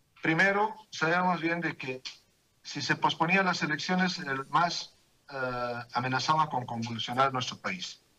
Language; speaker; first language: Spanish; native; Spanish